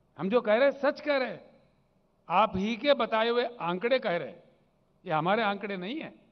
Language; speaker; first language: Hindi; non-native, local second language; Telugu